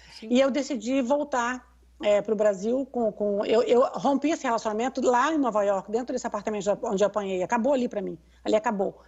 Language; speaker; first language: Portuguese; native; Portuguese